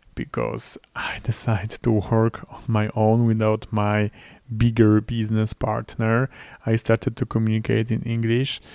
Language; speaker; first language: English; non-native, fluent; Polish